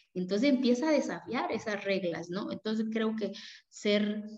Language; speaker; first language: Spanish; non-native, local second language; Zapotec